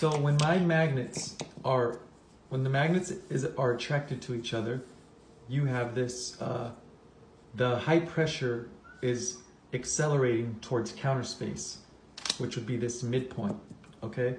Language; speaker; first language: English; native; English